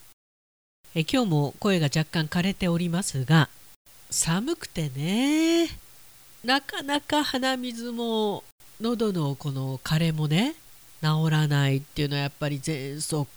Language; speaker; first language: Japanese; native; Japanese